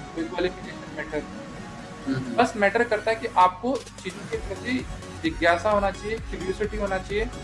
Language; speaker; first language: Hindi; native; Hindi